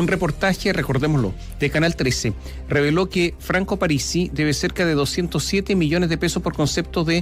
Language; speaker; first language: Spanish; native; Spanish